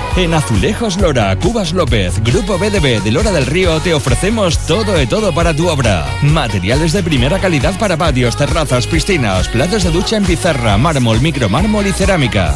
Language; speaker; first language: Spanish; native; Spanish